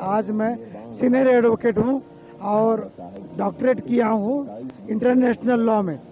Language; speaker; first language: Hindi; non-native, local second language; Kannada